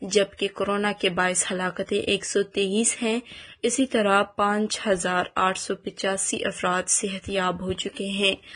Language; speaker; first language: Urdu; non-native, local second language; Baluchi